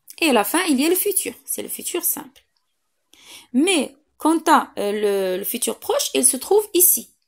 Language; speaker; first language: French; non-native, local second language; Arabic